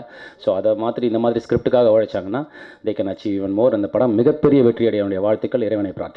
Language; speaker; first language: Tamil; native; Tamil